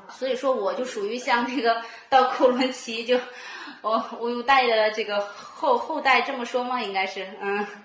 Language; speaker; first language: Chinese; native; Chinese